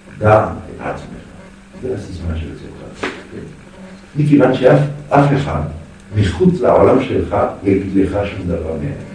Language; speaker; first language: Hebrew; non-native, fluent; French